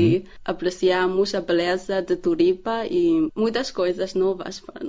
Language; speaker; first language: Portuguese; non-native, learner; Chinese